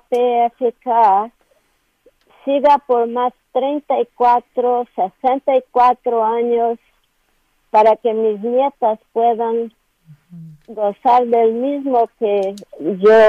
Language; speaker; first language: Spanish; non-native, learner; Portuguese